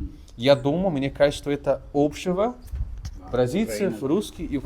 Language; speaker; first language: Russian; non-native, fluent; Portuguese